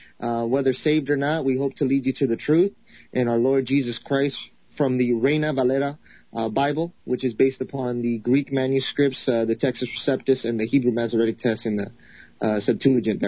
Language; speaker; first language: English; native; English